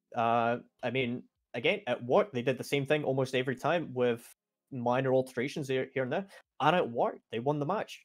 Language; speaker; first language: English; native; English